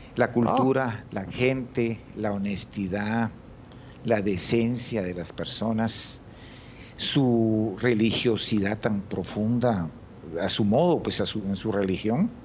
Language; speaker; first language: Spanish; native; Spanish